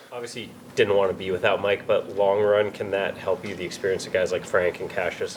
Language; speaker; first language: English; native; English